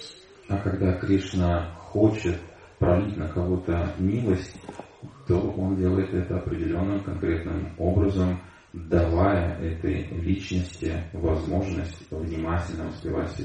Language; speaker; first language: Russian; native; Russian